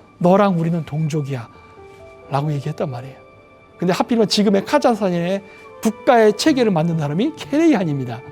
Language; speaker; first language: Korean; native; Korean